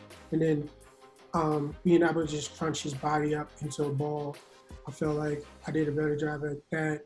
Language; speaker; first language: English; native; English